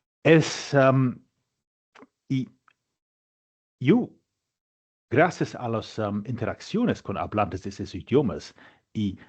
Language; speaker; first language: Spanish; non-native, fluent; English